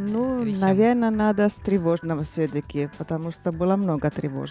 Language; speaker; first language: Russian; non-native, fluent; Finnish